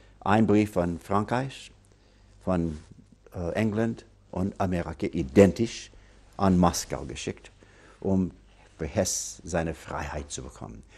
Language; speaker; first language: German; non-native, fluent; English